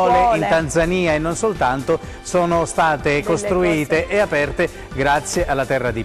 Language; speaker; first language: Italian; native; Italian